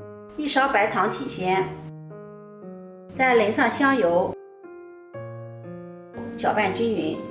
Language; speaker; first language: Chinese; native; Chinese